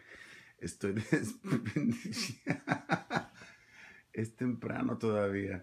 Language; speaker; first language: Spanish; early bilingual, other home language; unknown